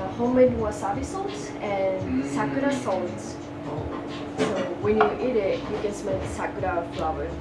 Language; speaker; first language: English; non-native, fluent; Japanese